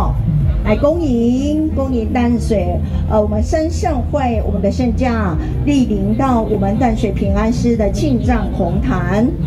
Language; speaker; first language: Chinese; native; Chinese